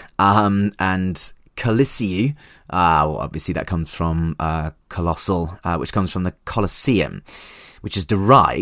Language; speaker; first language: English; native; English